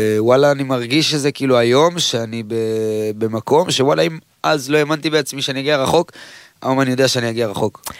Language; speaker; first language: Hebrew; early bilingual, other home language; Amharic